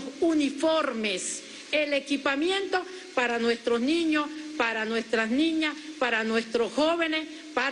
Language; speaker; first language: Spanish; native; Spanish